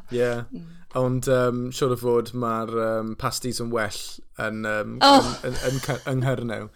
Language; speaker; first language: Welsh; non-native, local second language; English